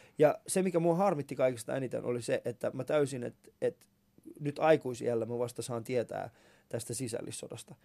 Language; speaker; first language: Finnish; early bilingual, other home language; Persian